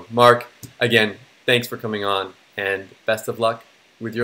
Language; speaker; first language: English; native; English